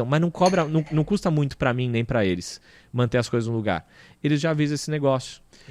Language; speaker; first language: Portuguese; native; Portuguese